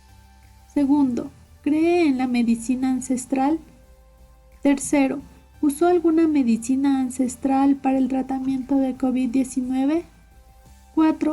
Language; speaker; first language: Spanish; native; Spanish